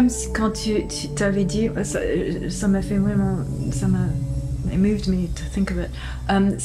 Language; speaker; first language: French; non-native, fluent; English